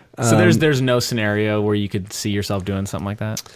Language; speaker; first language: English; native; English